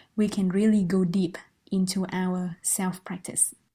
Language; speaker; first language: English; non-native, fluent; Vietnamese